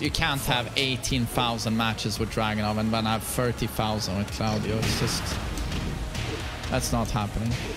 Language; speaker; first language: English; non-native, fluent; Swedish